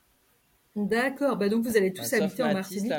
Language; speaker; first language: French; native; French